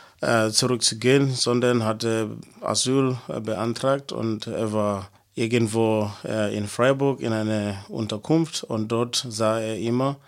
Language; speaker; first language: German; non-native, fluent; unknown